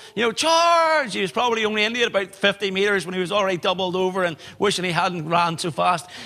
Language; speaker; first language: English; native; English